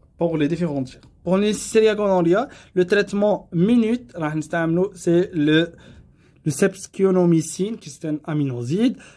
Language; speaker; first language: French; non-native, local second language; Arabic